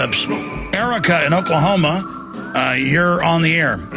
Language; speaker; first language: English; native; English